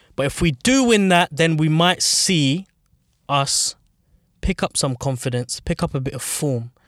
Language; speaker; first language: English; native; English